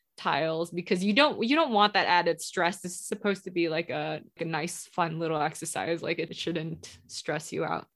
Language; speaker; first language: English; non-native, local second language; Indonesian